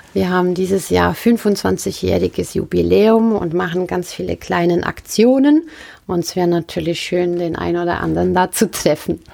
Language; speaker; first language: German; native; German